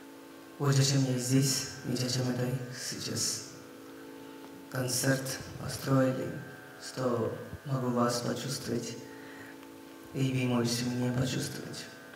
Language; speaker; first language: Russian; non-native, learner; Hindi